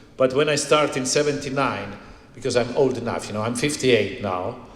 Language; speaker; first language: English; non-native, fluent; Italian